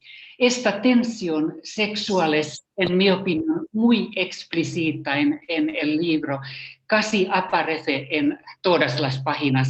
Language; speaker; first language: Spanish; non-native, fluent; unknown